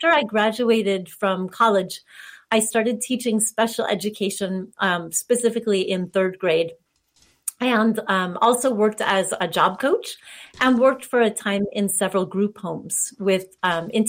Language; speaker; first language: English; native; English